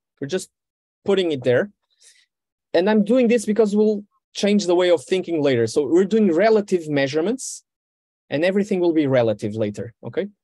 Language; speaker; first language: English; non-native, fluent; Portuguese